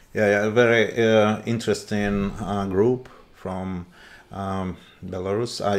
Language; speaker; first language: English; non-native, learner; Russian